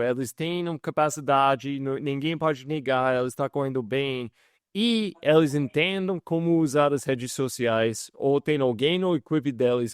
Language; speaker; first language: Portuguese; non-native, fluent; English